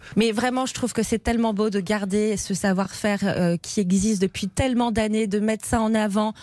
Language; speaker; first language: French; native; French